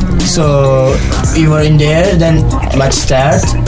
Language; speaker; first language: English; non-native, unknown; Turkish